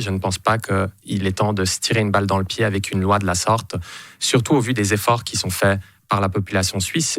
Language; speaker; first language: French; native; French